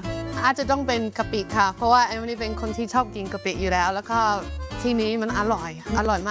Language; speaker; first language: Thai; non-native, fluent; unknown